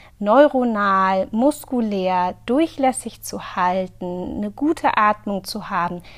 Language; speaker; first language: German; native; German